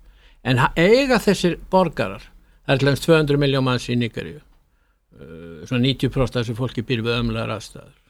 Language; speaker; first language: Icelandic; native; Icelandic